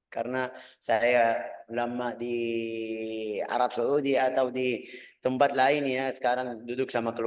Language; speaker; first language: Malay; non-native, fluent; Arabic